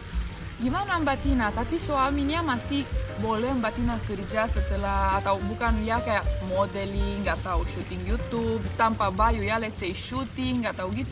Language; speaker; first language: Indonesian; non-native, fluent; Romanian